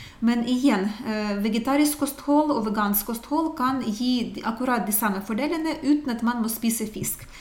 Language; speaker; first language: Norwegian; non-native, fluent; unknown